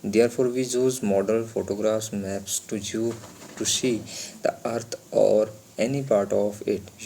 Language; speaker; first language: English; non-native, local second language; Punjabi